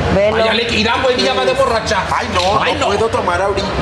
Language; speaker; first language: Spanish; native; Spanish